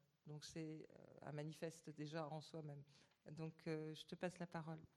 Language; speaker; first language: French; native; French